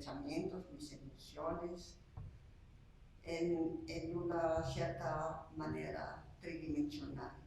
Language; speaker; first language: Spanish; non-native, fluent; Slovak